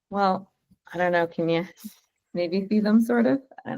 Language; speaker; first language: English; native; English